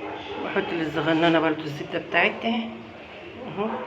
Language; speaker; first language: Arabic; native; Arabic